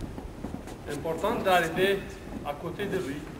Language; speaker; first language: French; non-native, learner; Romanian